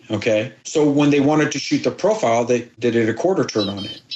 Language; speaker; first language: English; early bilingual, other home language; Persian